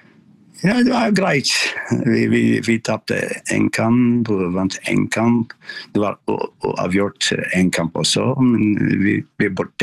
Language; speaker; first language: Norwegian; non-native, learner; Arabic